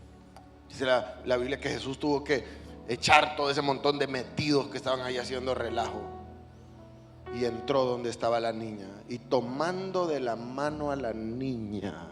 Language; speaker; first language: Spanish; native; Spanish